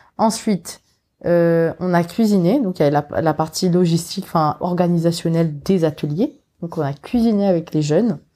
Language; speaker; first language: French; non-native, local second language; Morisyen